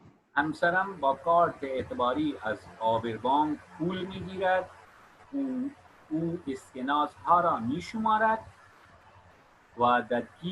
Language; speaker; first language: Persian; non-native, fluent; Urdu